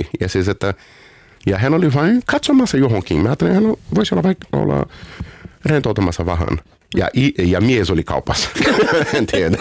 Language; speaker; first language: Finnish; non-native, fluent; Portuguese